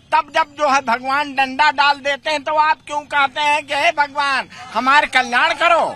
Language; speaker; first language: Hindi; native; Hindi